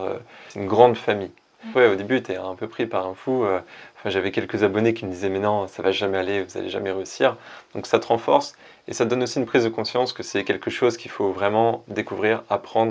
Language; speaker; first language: French; native; French